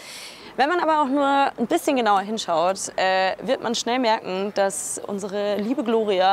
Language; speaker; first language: German; native; German